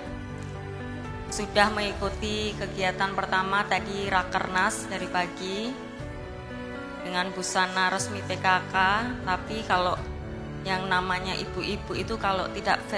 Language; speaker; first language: Indonesian; native; Indonesian